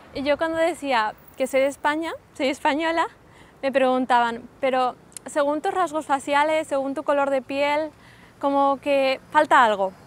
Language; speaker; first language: Spanish; early bilingual, other home language; Sindhi